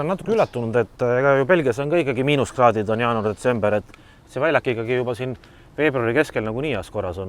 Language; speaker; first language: Estonian; native; Estonian